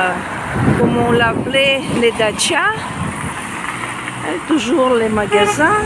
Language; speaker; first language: French; non-native, fluent; Russian